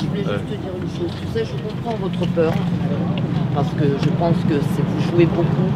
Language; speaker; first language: French; native; French